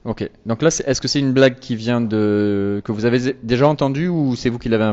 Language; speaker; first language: French; native; French